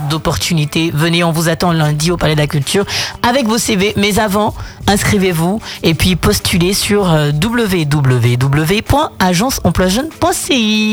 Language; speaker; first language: French; native; French